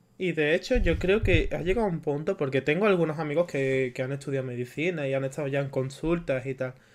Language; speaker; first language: Spanish; native; Spanish